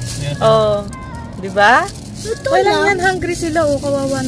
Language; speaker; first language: Filipino; native; Filipino